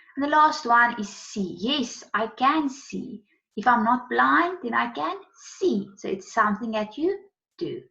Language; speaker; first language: English; non-native, local second language; Afrikaans